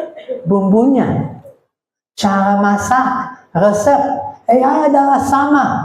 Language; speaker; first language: Indonesian; non-native, fluent; English